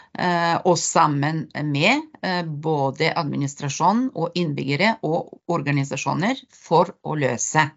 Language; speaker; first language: Norwegian; non-native, fluent; Bulgarian